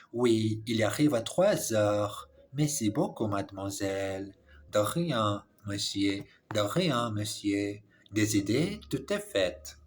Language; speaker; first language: French; non-native, learner; English